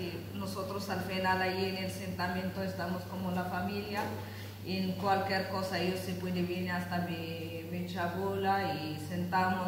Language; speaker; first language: Spanish; non-native, learner; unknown